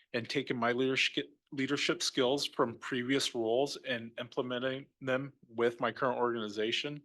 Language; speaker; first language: English; native; English